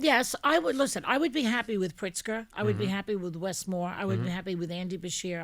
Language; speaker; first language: English; native; English